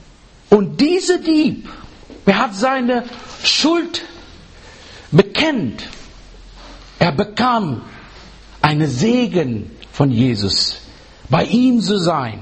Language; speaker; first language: German; non-native, learner; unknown